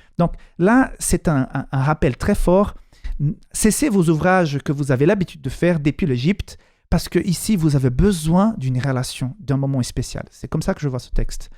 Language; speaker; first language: French; non-native, fluent; Portuguese